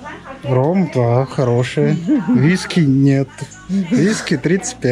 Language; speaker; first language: Russian; native; Russian